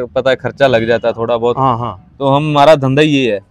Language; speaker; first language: Hindi; native; Hindi